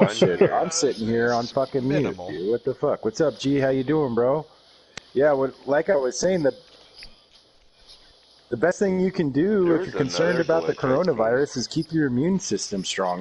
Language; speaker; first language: English; native; English